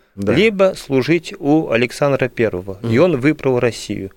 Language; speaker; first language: Russian; early bilingual, heritage; Russian